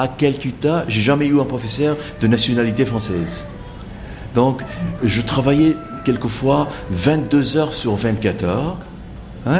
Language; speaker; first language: French; non-native, fluent; Bangla